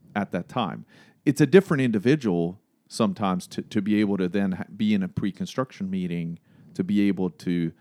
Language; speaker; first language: English; non-native, fluent; Swedish